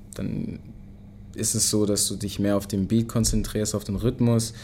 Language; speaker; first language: German; early bilingual, other home language; Lingala